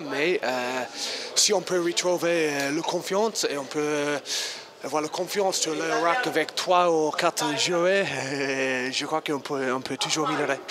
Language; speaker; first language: French; non-native, fluent; English